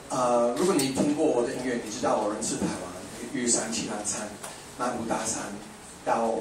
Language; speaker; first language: Chinese; non-native, fluent; English